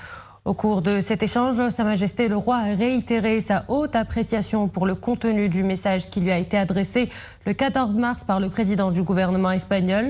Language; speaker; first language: French; non-native, local second language; Arabic